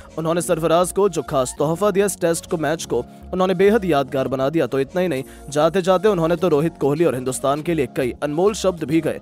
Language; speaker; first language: Hindi; native; Hindi